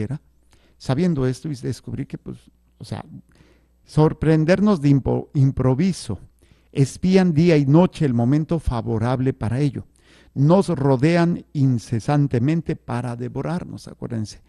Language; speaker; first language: Spanish; native; Spanish